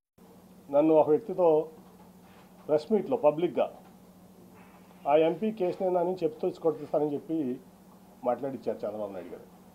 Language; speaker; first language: Telugu; native; Telugu